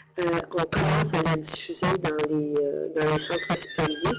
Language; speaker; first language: French; native; French